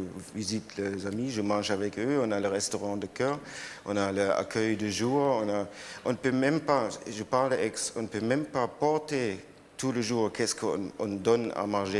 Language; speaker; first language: French; non-native, learner; German